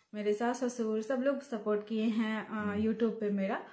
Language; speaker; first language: Hindi; native; Hindi